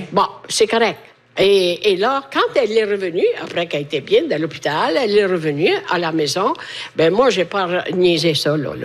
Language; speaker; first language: French; non-native, fluent; Italian